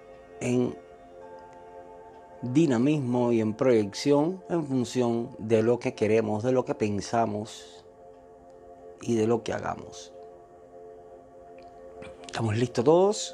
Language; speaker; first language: Spanish; native; Spanish